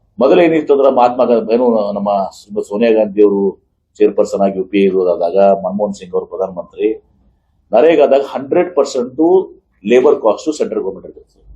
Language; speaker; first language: Kannada; native; Kannada